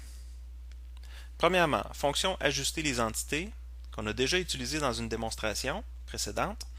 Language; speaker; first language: French; native; French